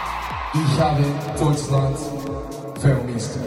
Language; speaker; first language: German; non-native, learner; Korean